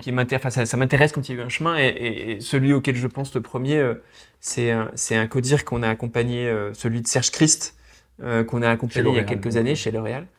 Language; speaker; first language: French; native; French